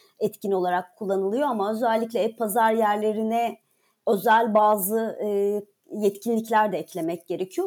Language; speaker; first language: Turkish; native; Turkish